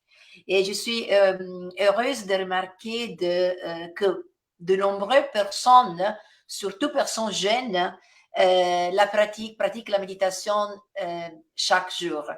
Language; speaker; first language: French; non-native, fluent; Italian